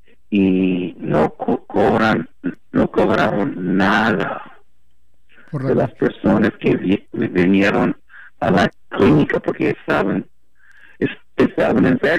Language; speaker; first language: Spanish; early bilingual, heritage; Spanish